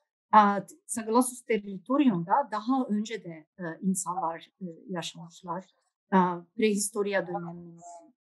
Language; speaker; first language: Turkish; non-native, fluent; Dutch